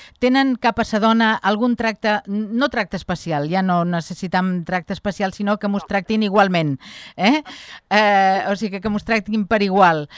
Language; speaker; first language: Catalan; native; Catalan